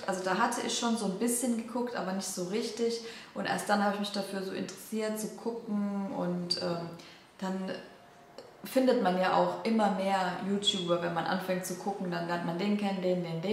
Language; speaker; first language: German; native; German